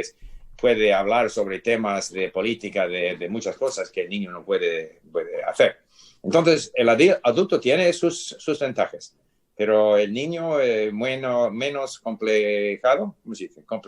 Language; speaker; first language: Spanish; non-native, fluent; English